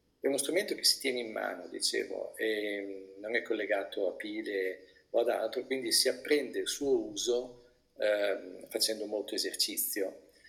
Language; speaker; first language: Italian; native; Italian